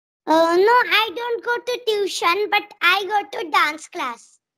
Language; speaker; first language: English; non-native, learner; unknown